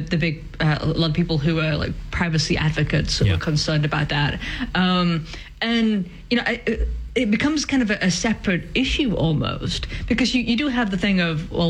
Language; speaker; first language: English; native; English